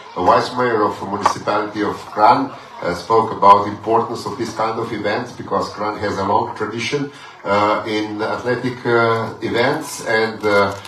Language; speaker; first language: English; non-native, fluent; Slovenian